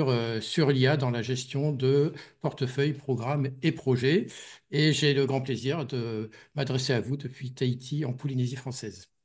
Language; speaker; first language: French; native; French